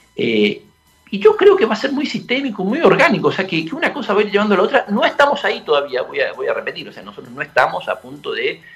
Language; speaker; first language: Spanish; native; Spanish